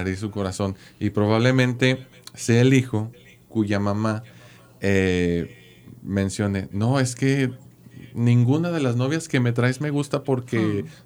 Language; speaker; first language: Spanish; native; Spanish